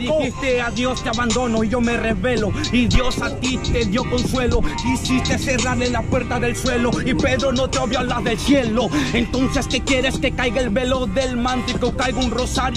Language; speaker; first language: Spanish; native; Spanish